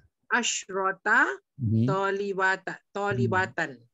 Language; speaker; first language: Arabic; non-native, learner; Malay